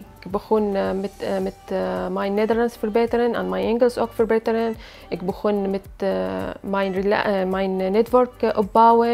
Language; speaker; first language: Dutch; non-native, learner; Arabic